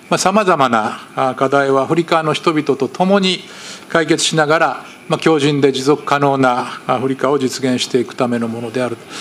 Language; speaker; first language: Japanese; native; Japanese